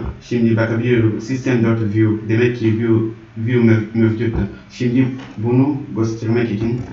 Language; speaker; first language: Turkish; non-native, learner; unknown